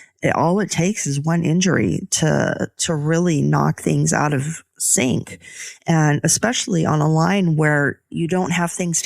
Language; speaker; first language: English; native; English